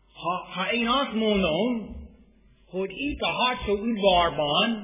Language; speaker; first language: Hungarian; non-native, fluent; English